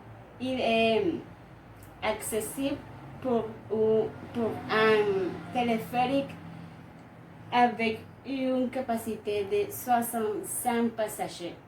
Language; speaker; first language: French; non-native, learner; Spanish